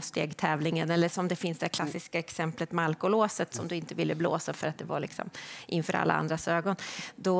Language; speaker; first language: Swedish; native; Swedish